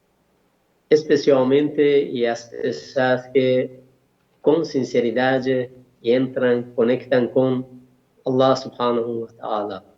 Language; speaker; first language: Portuguese; non-native, learner; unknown